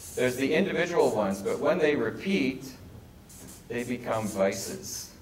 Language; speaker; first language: English; native; English